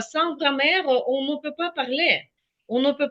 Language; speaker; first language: French; non-native, fluent; Ukrainian